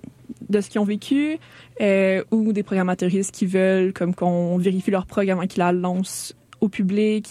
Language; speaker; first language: French; native; French